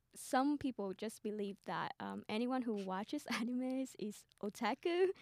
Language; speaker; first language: English; non-native, fluent; Vietnamese